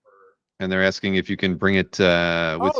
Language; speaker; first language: English; native; English